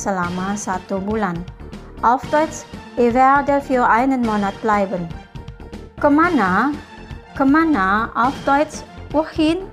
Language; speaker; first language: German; non-native, fluent; Indonesian